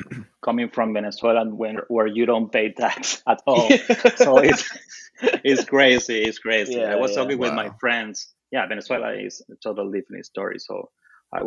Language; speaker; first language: English; non-native, fluent; Spanish